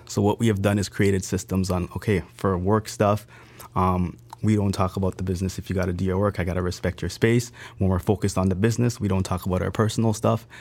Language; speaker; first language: English; native; English